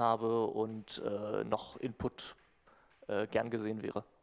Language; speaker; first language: German; native; German